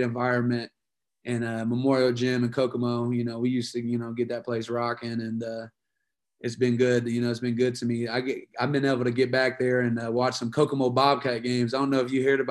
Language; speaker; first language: English; native; English